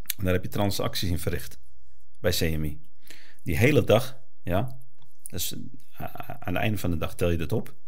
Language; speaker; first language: Dutch; early bilingual, other home language; Arabic